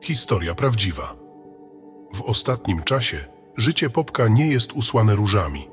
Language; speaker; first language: Polish; native; Polish